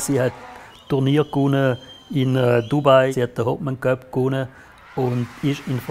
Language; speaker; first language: German; native; German